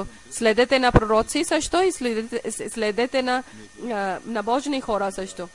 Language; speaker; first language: Bulgarian; non-native, learner; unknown